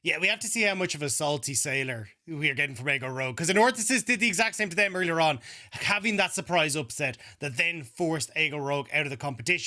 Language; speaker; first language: English; native; English